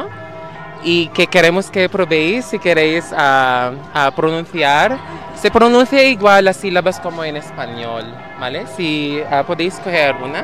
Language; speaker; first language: Spanish; non-native, fluent; Filipino